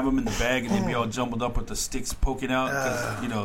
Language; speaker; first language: English; native; English